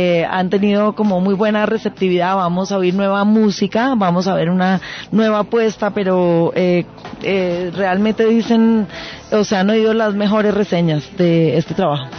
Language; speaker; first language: Spanish; native; Spanish